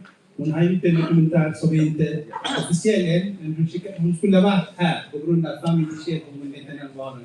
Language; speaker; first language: Swedish; non-native, learner; Tigrinya